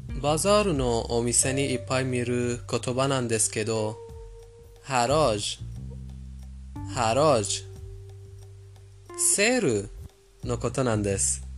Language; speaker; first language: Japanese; non-native, fluent; Persian